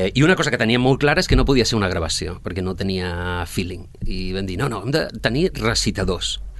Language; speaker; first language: Catalan; early bilingual, other home language; Spanish